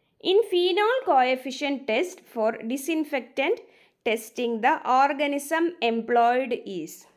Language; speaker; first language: English; non-native, local second language; Malayalam